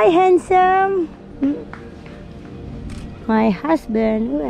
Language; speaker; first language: English; non-native, learner; Indonesian